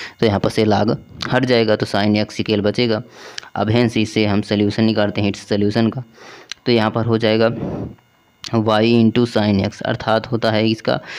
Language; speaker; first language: Hindi; native; Hindi